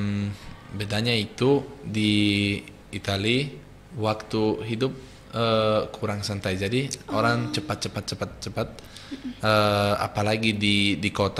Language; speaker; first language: Indonesian; non-native, fluent; Italian